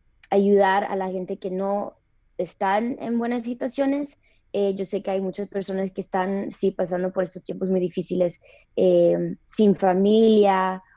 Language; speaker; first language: Spanish; early bilingual, other home language; English